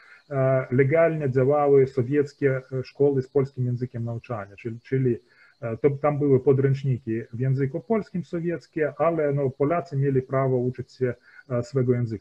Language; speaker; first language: Polish; early bilingual, heritage; Polish